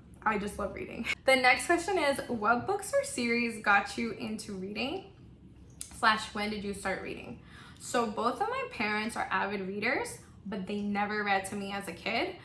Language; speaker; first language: English; non-native, local second language; Spanish